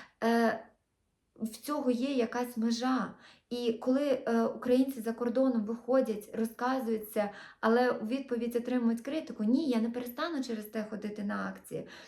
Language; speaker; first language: Ukrainian; non-native, local second language; Russian